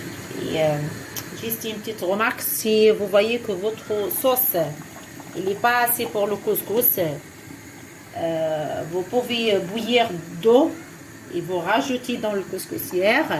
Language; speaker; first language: French; non-native, fluent; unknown